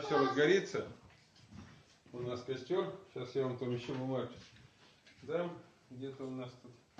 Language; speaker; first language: Russian; native; Russian